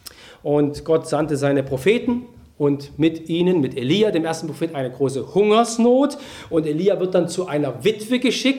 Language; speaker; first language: German; native; German